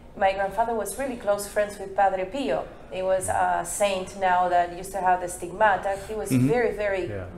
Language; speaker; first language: English; non-native, fluent; Spanish